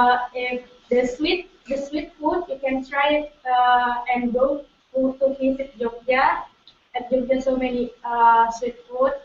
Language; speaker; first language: English; non-native, learner; Indonesian